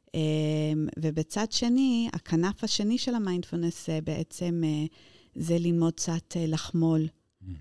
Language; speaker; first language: Hebrew; non-native, fluent; English